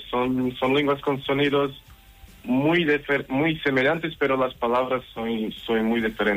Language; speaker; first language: Spanish; non-native, learner; Portuguese